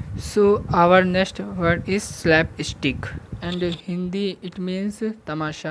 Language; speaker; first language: English; non-native, local second language; Hindi